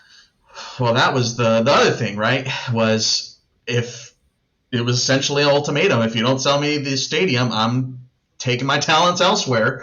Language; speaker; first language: English; native; English